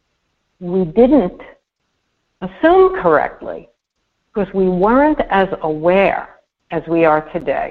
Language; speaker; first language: English; native; English